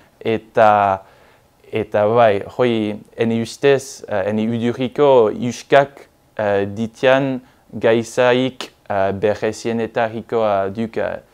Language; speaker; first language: Basque; non-native, fluent; English